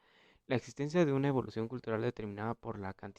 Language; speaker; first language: Spanish; native; Spanish